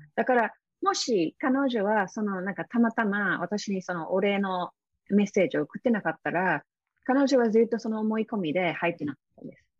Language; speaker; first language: Japanese; non-native, fluent; English